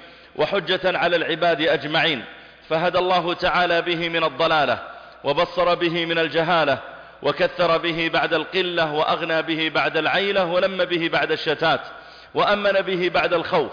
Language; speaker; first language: Arabic; native; Arabic